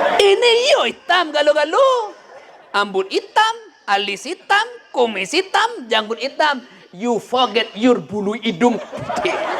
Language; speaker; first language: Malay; non-native, local second language; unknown